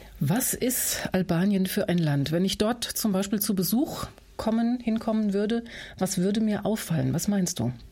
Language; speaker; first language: German; native; German